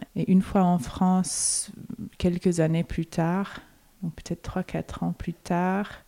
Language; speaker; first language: French; non-native, fluent; English